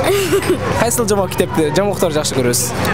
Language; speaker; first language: Kyrgyz; native; Kyrgyz